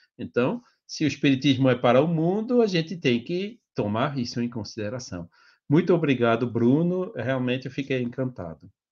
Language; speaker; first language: Portuguese; non-native, fluent; French